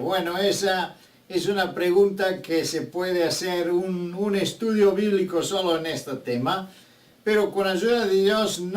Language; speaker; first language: Spanish; non-native, fluent; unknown